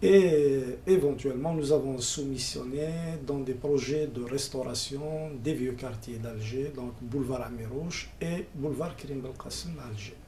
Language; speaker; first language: French; non-native, local second language; Kabyle